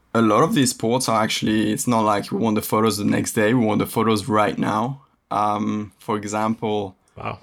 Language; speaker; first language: English; early bilingual, other home language; French